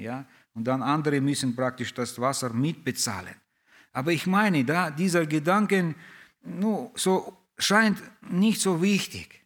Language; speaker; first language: German; non-native, fluent; Russian